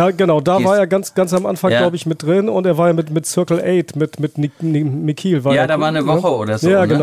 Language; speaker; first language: German; native; German